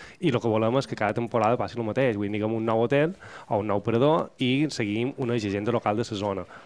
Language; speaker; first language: Catalan; native; Catalan